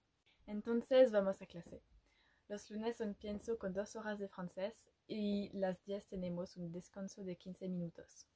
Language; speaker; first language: Spanish; non-native, learner; French